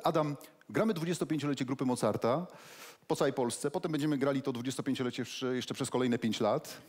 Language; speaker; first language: Polish; native; Polish